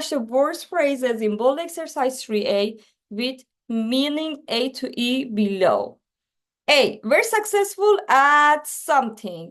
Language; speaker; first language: English; non-native, learner; Persian